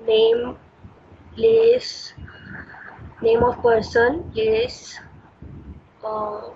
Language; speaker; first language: English; non-native, learner; Hindi